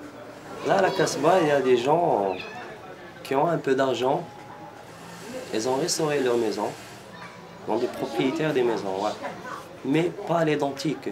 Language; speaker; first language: French; non-native, local second language; Arabic